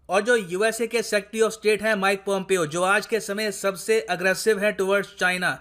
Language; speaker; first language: Hindi; native; Hindi